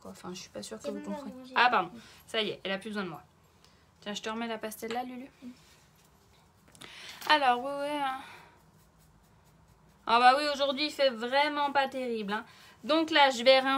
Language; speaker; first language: French; native; French